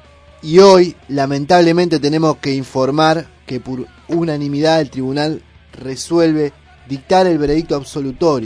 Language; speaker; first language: Spanish; native; Spanish